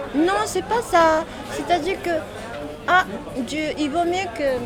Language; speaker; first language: French; non-native, learner; Japanese